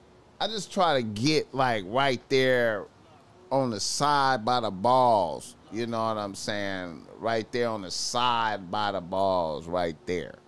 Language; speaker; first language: English; native; English